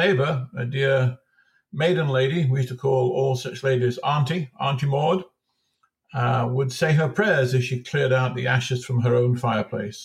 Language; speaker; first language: English; native; English